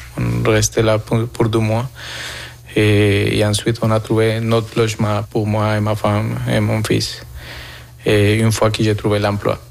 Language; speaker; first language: French; non-native, fluent; Spanish